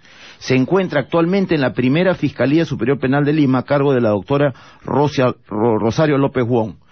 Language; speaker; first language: Spanish; native; Spanish